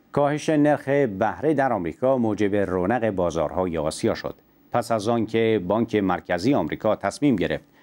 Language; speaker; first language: Persian; non-native, local second language; Central Kurdish